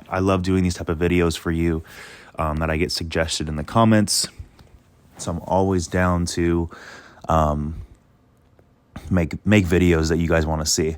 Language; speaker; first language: English; native; English